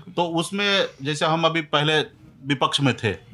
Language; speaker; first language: Hindi; native; Hindi